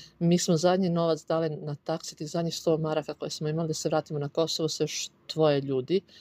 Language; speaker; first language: Serbian; native; Serbian